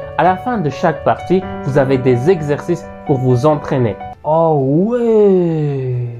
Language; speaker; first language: French; non-native, fluent; Armenian